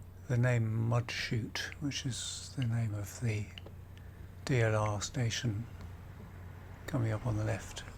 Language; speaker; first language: English; native; English